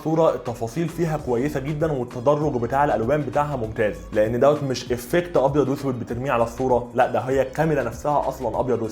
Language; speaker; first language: Arabic; native; Arabic